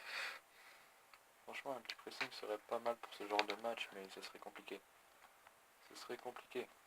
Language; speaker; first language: French; native; French